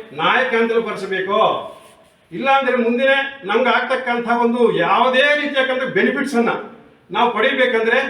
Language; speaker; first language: Kannada; native; Kannada